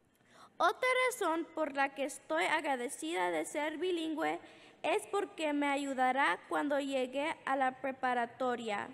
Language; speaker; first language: Spanish; early bilingual, heritage; English